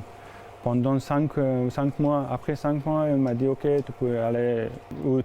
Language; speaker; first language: French; non-native, learner; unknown